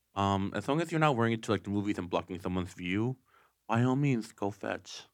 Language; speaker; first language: English; native; English